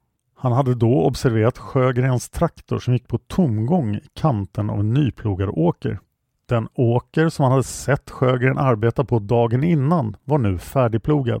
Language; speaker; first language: Swedish; native; Swedish